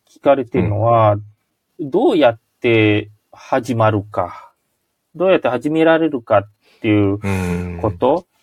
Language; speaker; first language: Japanese; non-native, fluent; Malay